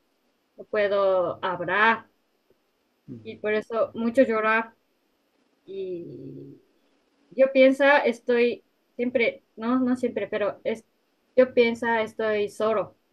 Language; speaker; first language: Spanish; non-native, learner; Japanese